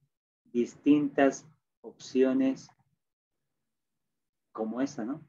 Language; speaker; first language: Spanish; native; Spanish